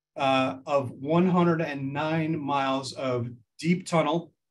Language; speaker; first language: English; native; English